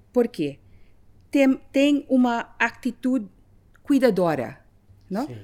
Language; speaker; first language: Portuguese; non-native, learner; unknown